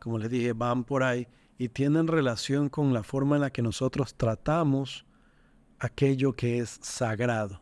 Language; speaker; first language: Spanish; native; Spanish